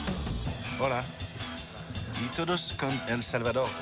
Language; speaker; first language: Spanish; non-native, learner; French